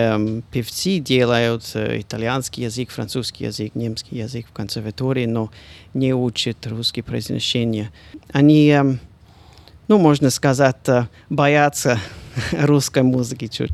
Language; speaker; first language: Russian; non-native, fluent; English